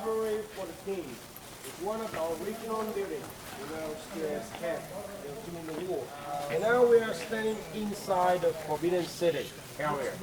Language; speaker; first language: English; non-native, fluent; Vietnamese